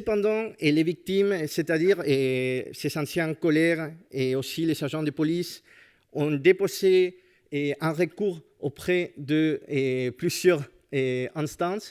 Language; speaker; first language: French; non-native, fluent; Spanish